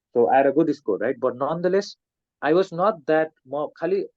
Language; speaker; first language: English; non-native, local second language; Nepali